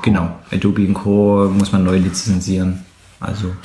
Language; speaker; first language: German; native; German